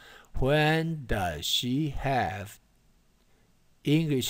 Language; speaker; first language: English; non-native, fluent; Chinese